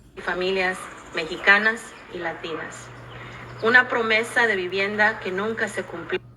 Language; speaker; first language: Spanish; early bilingual, other home language; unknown